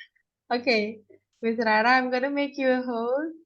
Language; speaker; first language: English; non-native, fluent; Indonesian